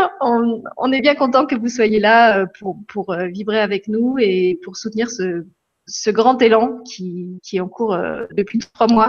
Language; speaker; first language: French; native; French